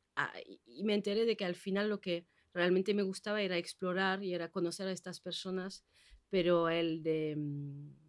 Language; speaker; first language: Spanish; non-native, fluent; Basque